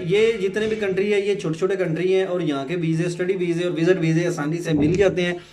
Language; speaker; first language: Urdu; non-native, local second language; Punjabi